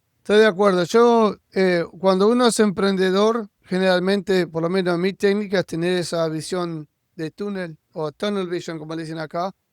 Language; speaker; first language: Spanish; native; Spanish